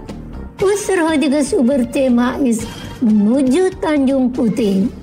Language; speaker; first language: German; non-native, fluent; Indonesian